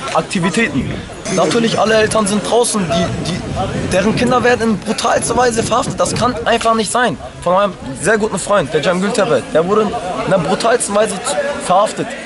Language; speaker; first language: German; early bilingual, other home language; Turkish